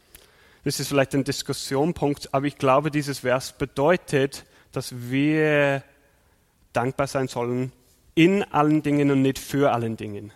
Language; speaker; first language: German; non-native, fluent; English